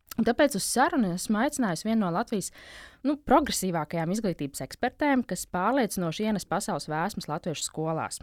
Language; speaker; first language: Latvian; native; Latvian